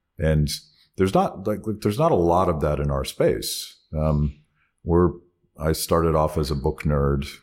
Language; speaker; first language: English; native; English